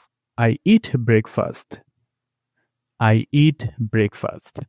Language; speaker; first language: English; non-native, fluent; Bangla